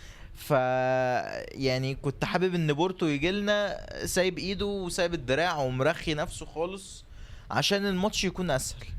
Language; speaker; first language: Arabic; native; Arabic